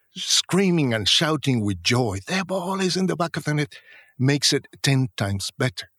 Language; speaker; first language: English; non-native, fluent; Spanish